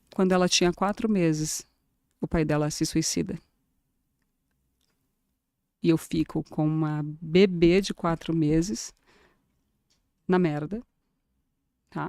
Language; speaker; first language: Portuguese; native; Portuguese